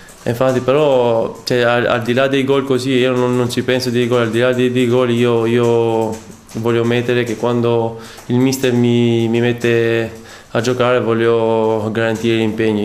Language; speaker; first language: Italian; non-native, fluent; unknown